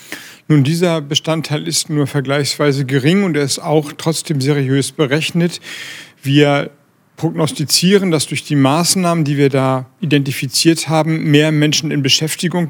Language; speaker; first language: German; native; German